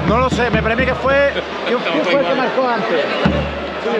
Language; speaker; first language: Spanish; native; Spanish